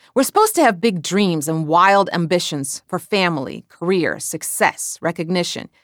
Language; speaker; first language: English; non-native, fluent; Croatian